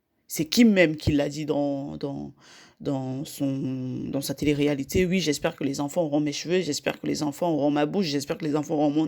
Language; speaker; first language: French; native; French